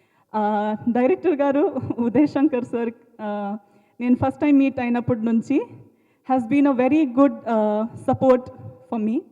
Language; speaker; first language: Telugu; non-native, local second language; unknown